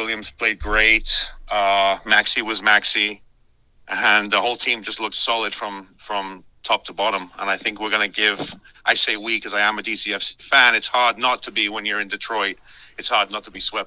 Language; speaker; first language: English; native; English